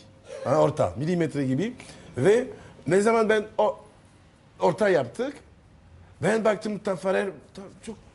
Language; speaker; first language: Turkish; non-native, learner; French